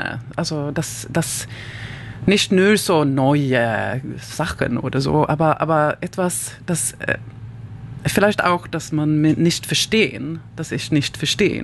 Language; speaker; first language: German; non-native, learner; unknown